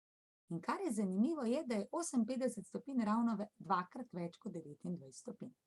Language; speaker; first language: Slovenian; native; Slovenian